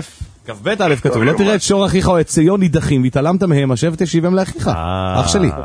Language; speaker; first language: Hebrew; native; Hebrew